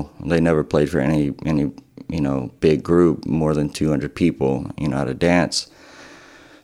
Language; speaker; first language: English; native; English